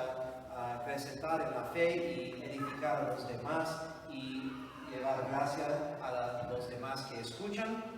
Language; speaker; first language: Spanish; non-native, fluent; English